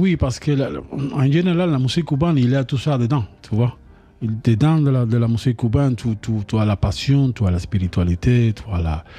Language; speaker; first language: French; non-native, learner; Spanish